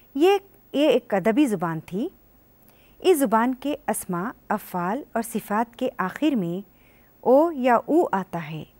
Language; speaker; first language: Urdu; native; Urdu